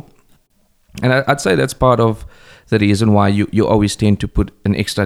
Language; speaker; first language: English; native; English